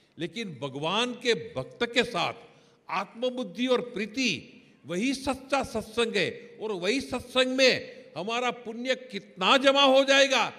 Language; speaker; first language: Hindi; non-native, local second language; Gujarati